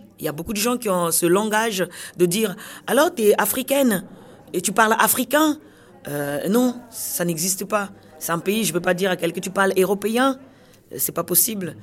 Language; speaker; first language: French; non-native, local second language; Kongo